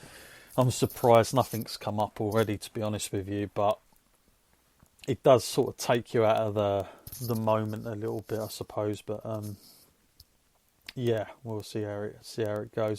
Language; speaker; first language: English; native; English